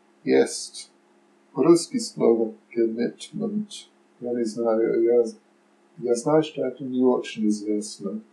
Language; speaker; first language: Russian; non-native, fluent; English